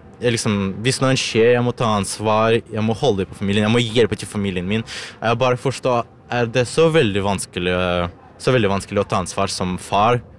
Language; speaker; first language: Norwegian; non-native, learner; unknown